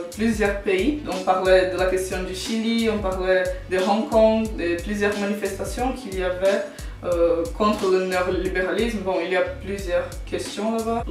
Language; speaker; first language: French; non-native, fluent; Portuguese